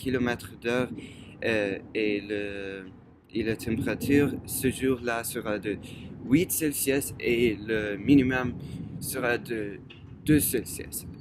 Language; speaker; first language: French; non-native, fluent; English